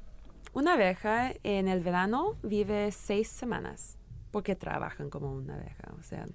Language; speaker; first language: Spanish; early bilingual, heritage; English